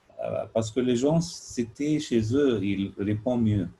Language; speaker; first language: French; non-native, learner; Arabic